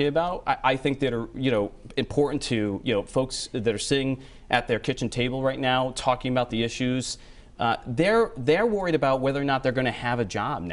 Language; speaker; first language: English; native; English